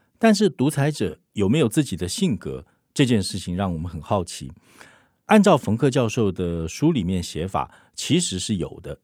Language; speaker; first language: Chinese; native; Chinese